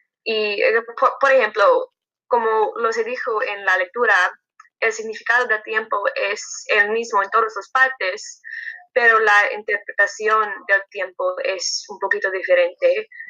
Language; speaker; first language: Spanish; non-native, learner; English